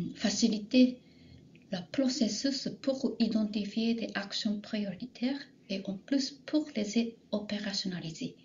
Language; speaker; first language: French; non-native, fluent; Japanese